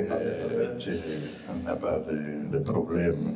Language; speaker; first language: French; non-native, fluent; Spanish